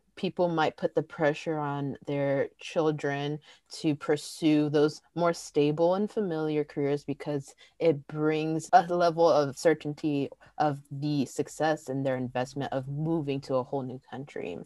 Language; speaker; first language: English; native; English